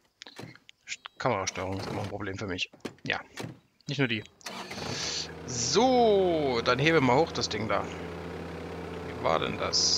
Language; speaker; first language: German; native; German